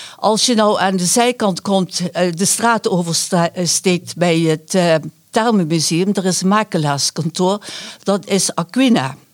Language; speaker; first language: Dutch; native; Dutch